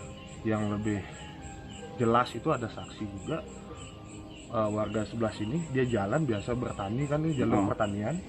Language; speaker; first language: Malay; non-native, local second language; Balinese